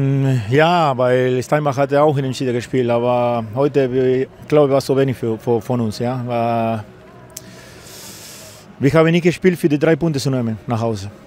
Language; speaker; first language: German; non-native, learner; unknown